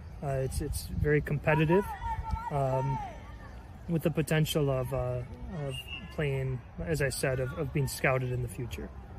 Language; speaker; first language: English; native; English